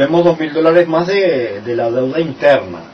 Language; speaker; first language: Spanish; native; Spanish